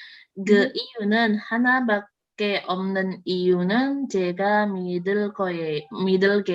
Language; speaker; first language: Korean; non-native, learner; Indonesian